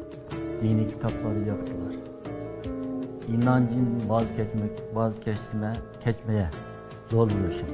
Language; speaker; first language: Turkish; non-native, learner; Uyghur